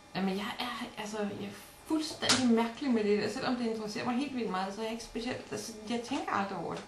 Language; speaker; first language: Danish; native; Danish